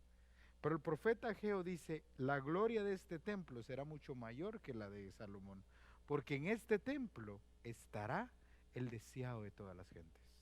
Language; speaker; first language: Spanish; native; Spanish